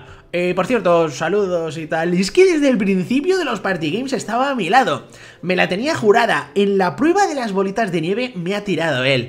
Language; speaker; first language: Spanish; native; Spanish